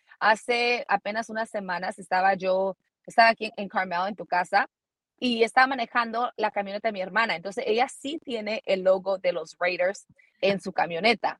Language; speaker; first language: Spanish; early bilingual, heritage; Spanish